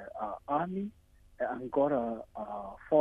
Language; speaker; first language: Italian; non-native, learner; Burmese